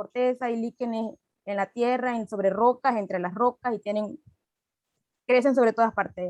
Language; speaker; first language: Spanish; native; Spanish